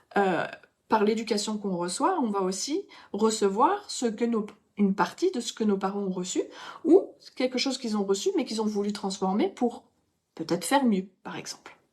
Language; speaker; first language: French; native; French